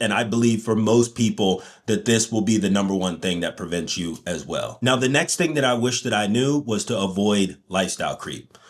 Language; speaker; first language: English; native; English